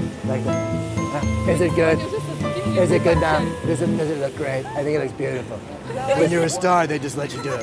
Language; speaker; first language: English; native; English